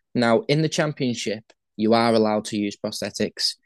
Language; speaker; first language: English; native; English